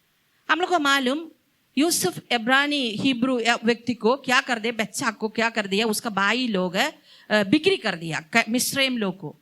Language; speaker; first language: Hindi; non-native, local second language; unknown